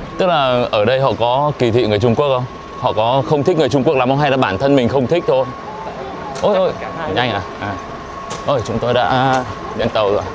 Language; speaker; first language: Vietnamese; native; Vietnamese